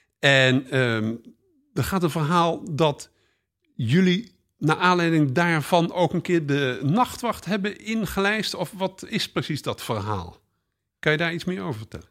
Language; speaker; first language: Dutch; native; Dutch